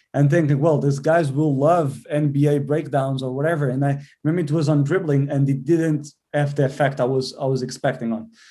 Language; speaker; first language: English; non-native, fluent; Portuguese